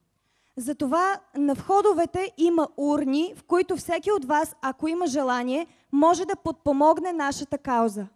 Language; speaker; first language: Bulgarian; native; Bulgarian